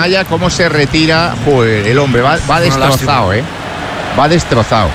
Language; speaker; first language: Spanish; native; Spanish